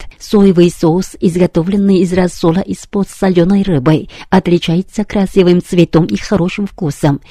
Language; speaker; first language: Russian; non-native, fluent; Korean